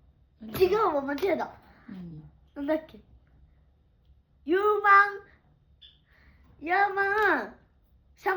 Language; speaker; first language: Japanese; early bilingual, other home language; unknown